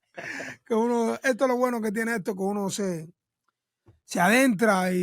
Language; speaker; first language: Spanish; native; Spanish